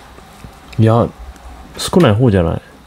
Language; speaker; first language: Japanese; native; Japanese